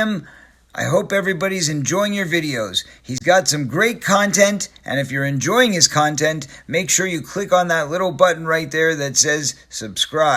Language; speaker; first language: English; native; English